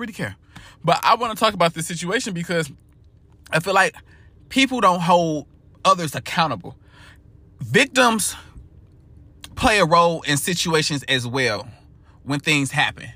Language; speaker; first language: English; native; English